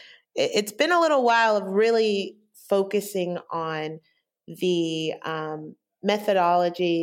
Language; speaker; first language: English; native; English